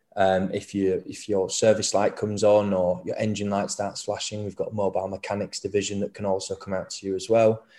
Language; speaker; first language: English; native; English